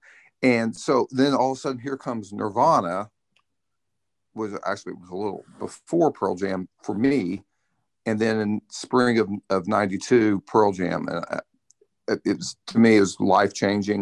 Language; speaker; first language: English; native; English